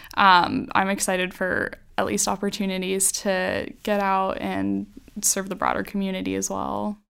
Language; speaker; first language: English; native; English